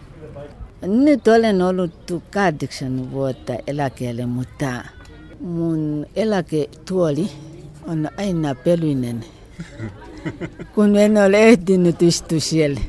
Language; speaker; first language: Finnish; non-native, fluent; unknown